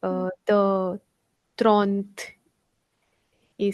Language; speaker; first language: French; non-native, learner; Hindi